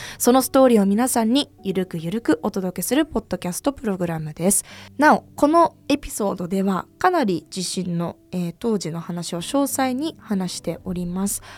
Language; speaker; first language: Japanese; native; Japanese